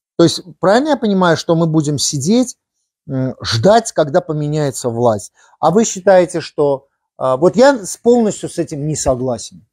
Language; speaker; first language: Russian; non-native, local second language; Armenian